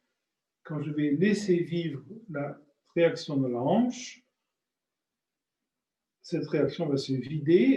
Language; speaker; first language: French; native; French